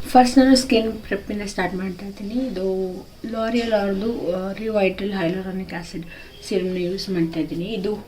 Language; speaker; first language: Kannada; native; Kannada